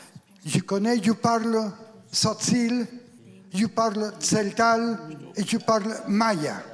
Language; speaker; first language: French; non-native, learner; Spanish